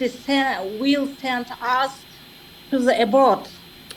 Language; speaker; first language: English; non-native, learner; Kazakh